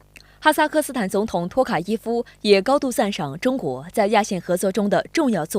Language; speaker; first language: Chinese; native; Chinese